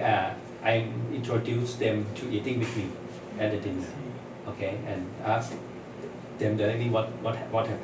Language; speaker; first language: English; non-native, learner; Thai